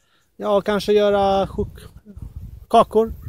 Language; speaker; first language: Swedish; native; Swedish